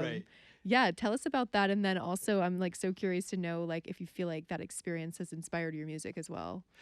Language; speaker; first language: English; native; English